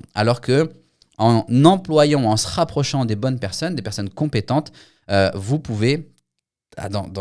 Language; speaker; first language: French; native; French